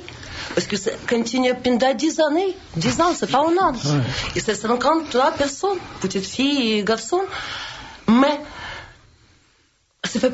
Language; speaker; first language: French; non-native, learner; Russian